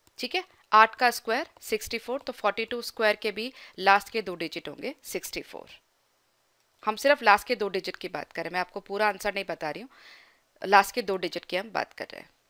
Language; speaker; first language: Hindi; native; Hindi